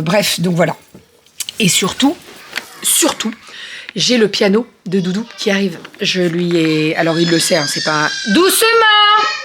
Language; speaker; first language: French; native; French